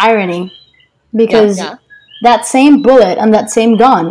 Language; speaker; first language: English; non-native, fluent; Spanish